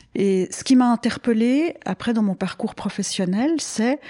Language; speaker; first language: French; native; French